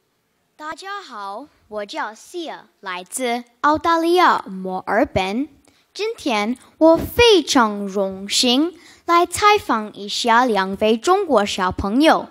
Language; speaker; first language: Chinese; non-native, learner; English